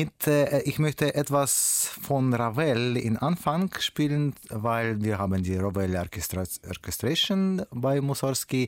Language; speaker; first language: German; non-native, learner; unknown